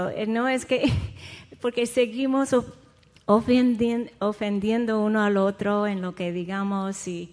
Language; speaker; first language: Spanish; non-native, fluent; English